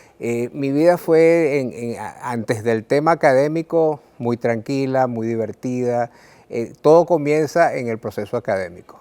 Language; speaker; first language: Spanish; native; Spanish